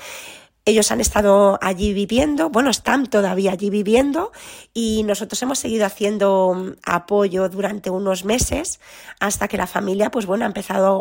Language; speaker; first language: Spanish; native; Spanish